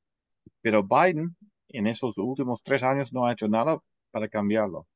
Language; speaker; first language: Spanish; non-native, fluent; English